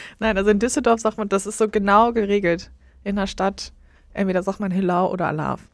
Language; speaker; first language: German; native; German